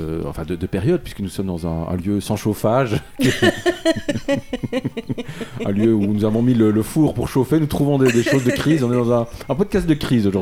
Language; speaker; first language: French; native; French